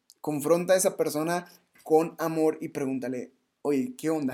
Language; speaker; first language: Spanish; native; Spanish